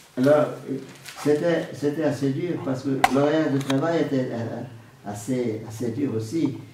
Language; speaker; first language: French; non-native, fluent; Portuguese